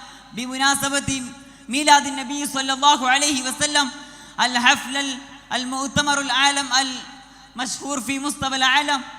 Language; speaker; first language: Arabic; non-native, learner; Malayalam